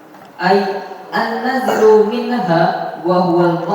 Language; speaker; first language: Arabic; non-native, learner; Indonesian